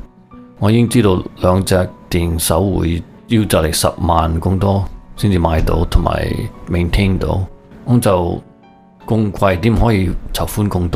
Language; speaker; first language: Cantonese; early bilingual, heritage; Cantonese